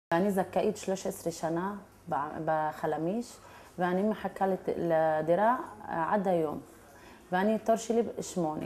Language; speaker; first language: Hebrew; non-native, learner; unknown